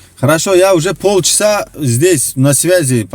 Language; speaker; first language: Russian; non-native, local second language; Tajik